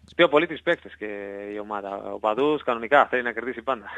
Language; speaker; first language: Greek; non-native, learner; Spanish